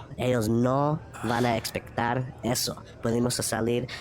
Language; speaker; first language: Spanish; early bilingual, heritage; Spanish